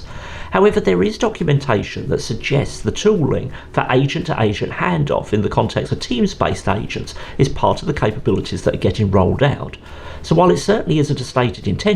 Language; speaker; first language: English; native; English